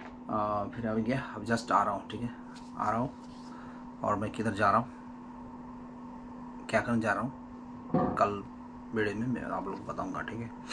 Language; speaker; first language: Hindi; non-native, local second language; Bangla